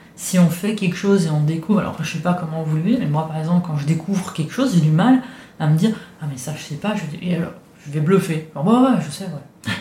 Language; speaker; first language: French; non-native, fluent; Italian